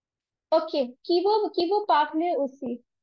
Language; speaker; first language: French; non-native, learner; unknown